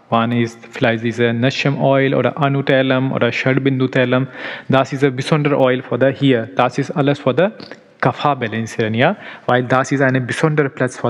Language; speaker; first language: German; non-native, learner; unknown